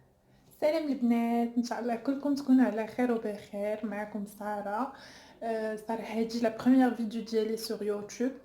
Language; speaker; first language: Arabic; native; Arabic